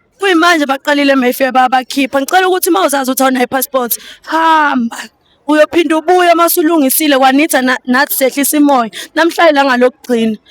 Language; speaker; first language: Zulu; native; Zulu